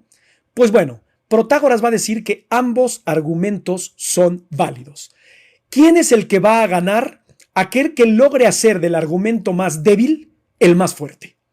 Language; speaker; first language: Spanish; native; Spanish